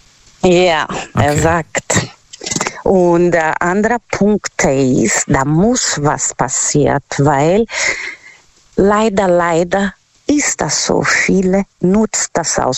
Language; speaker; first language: German; non-native, learner; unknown